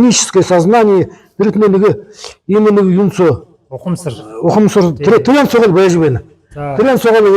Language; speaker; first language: Mongolian; non-native, learner; Buriat